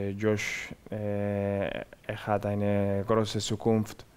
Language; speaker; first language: German; non-native, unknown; Spanish